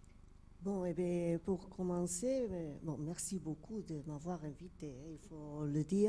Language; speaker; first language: French; non-native, fluent; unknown